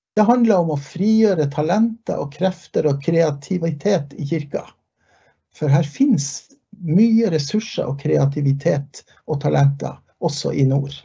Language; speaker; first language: Norwegian; early bilingual, heritage; Norwegian